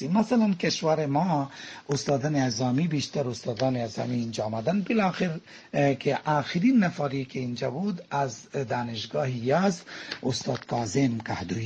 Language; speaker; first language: Persian; non-native, fluent; Bangla